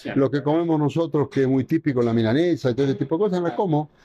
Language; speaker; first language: Spanish; native; Spanish